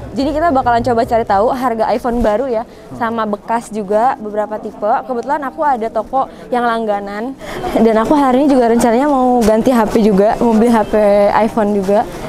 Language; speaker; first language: Indonesian; native; Indonesian